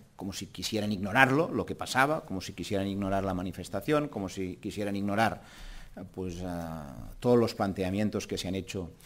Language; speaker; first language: Spanish; non-native, local second language; Catalan